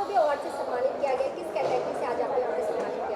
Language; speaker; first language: Hindi; native; Hindi